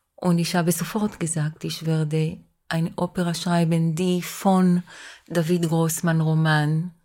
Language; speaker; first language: German; non-native, fluent; Hebrew